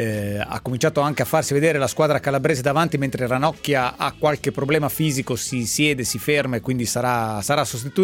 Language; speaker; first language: Italian; native; Italian